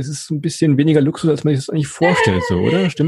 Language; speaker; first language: German; native; German